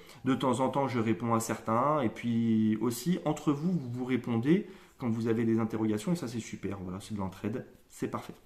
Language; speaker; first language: French; native; French